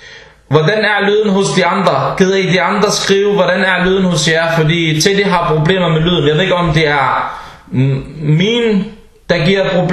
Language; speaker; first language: Danish; early bilingual, other home language; Arabic